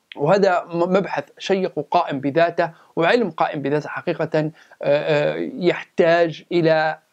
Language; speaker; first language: Arabic; native; Arabic